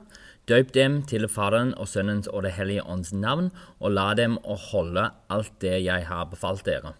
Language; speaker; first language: Norwegian; non-native, fluent; English